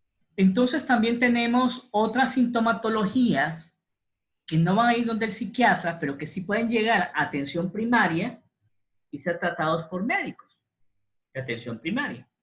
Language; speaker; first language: Spanish; native; Spanish